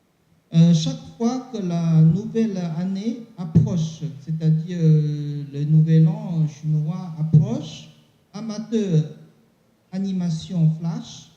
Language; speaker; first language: French; non-native, learner; Chinese